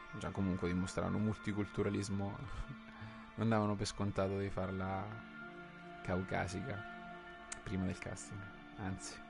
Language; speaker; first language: Italian; native; Italian